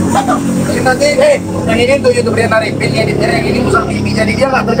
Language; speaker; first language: Malay; native; Malay